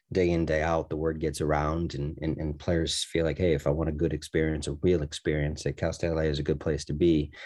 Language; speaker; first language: English; native; English